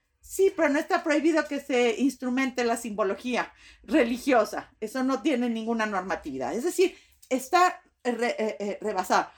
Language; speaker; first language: Spanish; native; Spanish